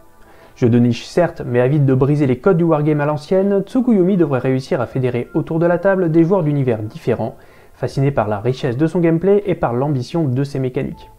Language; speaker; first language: French; native; French